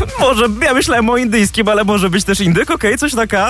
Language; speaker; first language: Polish; native; Polish